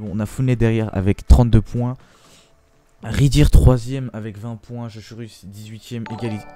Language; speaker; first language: French; native; French